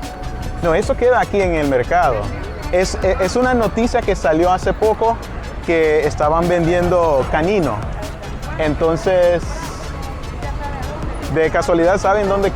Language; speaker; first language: Spanish; non-native, fluent; English